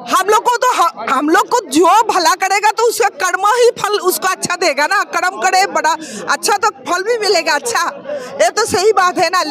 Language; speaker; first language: Hindi; non-native, local second language; Assamese